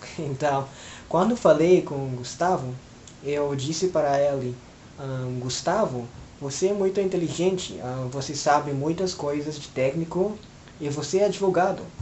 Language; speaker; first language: Portuguese; non-native, fluent; Filipino